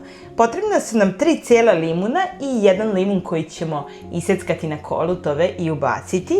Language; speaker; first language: Serbian; native; Serbian